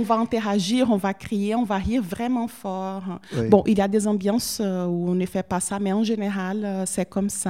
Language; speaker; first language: French; non-native, fluent; Portuguese